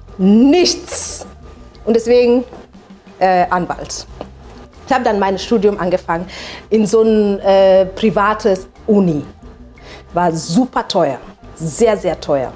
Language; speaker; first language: German; non-native, fluent; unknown